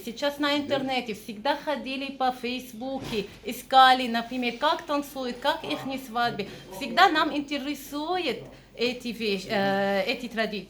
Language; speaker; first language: Russian; non-native, fluent; Arabic